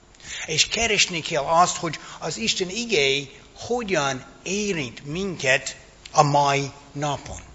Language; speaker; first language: Hungarian; non-native, fluent; English